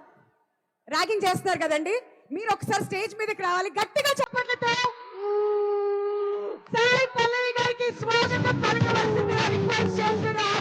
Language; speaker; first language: Telugu; native; Telugu